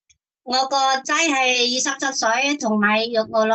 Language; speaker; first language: Cantonese; non-native, learner; Indonesian